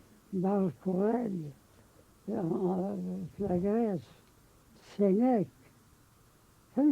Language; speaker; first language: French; non-native, local second language; Arabic